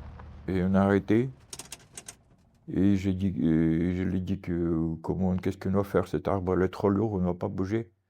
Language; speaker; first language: French; non-native, learner; Ukrainian